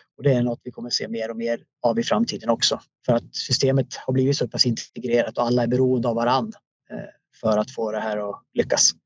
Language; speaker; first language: Swedish; native; Swedish